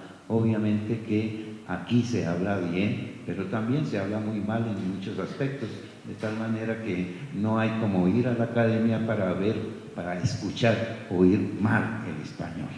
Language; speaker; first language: Spanish; native; Spanish